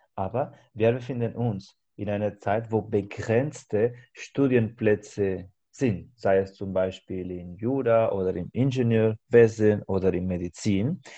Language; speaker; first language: German; non-native, fluent; Spanish